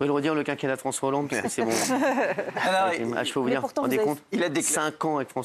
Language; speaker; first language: French; native; French